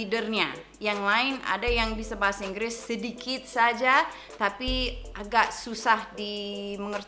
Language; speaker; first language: Indonesian; non-native, fluent; English